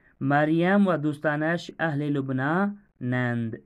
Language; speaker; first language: Persian; non-native, fluent; Urdu